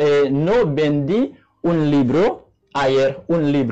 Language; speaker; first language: Spanish; non-native, learner; Haitian Creole